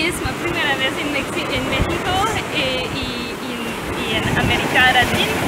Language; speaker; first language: Spanish; non-native, learner; French